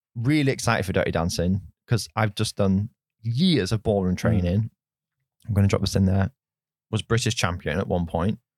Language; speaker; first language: English; native; English